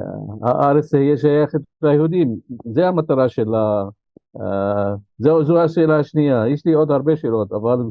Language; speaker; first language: Hebrew; non-native, local second language; Arabic